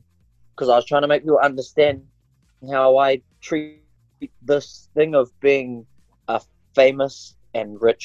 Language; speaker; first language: English; non-native, local second language; Māori